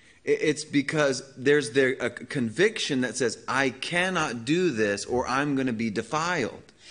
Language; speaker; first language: English; native; English